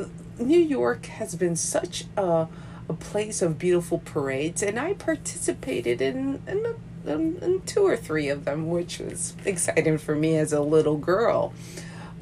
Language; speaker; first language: English; native; English